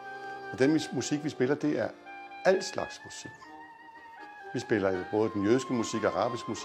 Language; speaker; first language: Danish; native; Danish